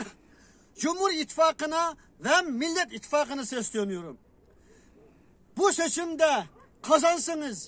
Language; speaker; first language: Turkish; non-native, learner; Uyghur